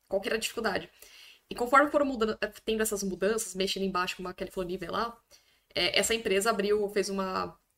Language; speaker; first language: Portuguese; native; Portuguese